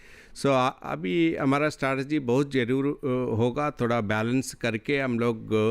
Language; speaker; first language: Hindi; non-native, local second language; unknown